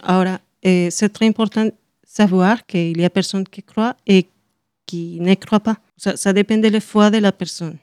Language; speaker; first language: French; non-native, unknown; Spanish